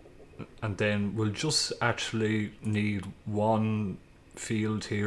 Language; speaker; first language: English; native; English